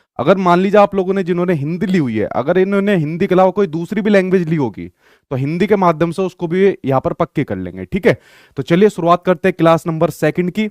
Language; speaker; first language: Hindi; native; Hindi